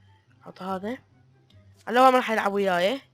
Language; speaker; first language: Arabic; native; Arabic